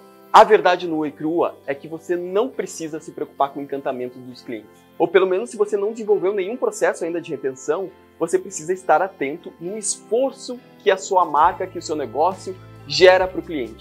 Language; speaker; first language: Portuguese; native; Portuguese